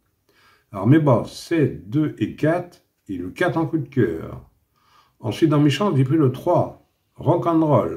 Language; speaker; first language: French; native; French